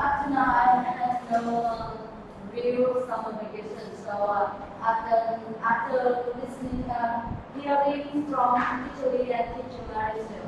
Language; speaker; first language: English; non-native, learner; Vietnamese